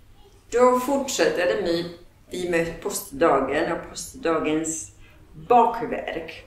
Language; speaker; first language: Swedish; non-native, fluent; Polish